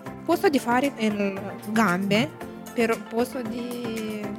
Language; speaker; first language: Italian; non-native, learner; Romanian